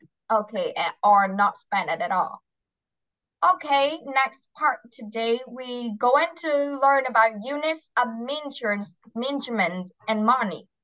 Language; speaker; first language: English; non-native, fluent; Vietnamese